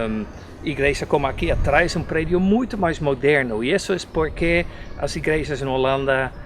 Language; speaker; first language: Portuguese; non-native, fluent; Dutch